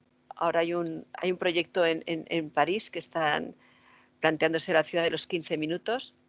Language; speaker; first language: Spanish; native; Spanish